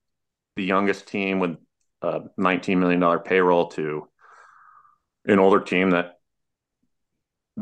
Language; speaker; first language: English; native; English